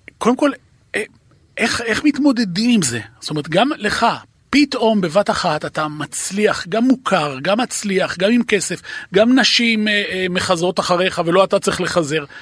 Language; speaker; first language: Hebrew; native; Hebrew